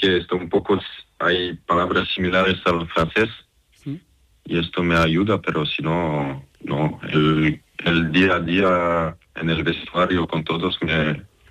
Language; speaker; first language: Spanish; non-native, fluent; French